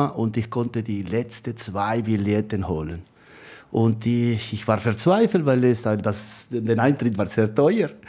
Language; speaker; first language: German; non-native, fluent; Spanish